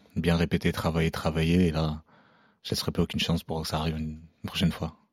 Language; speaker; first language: French; non-native, local second language; Arabic